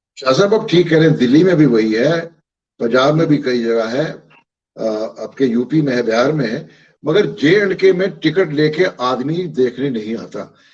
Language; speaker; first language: Hindi; non-native, local second language; Kashmiri